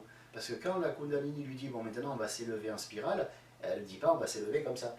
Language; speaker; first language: French; native; French